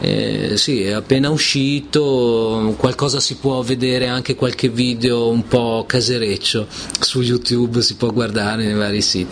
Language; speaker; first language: Italian; native; Italian